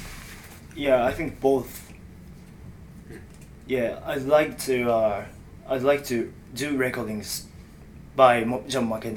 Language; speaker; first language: English; non-native, learner; Japanese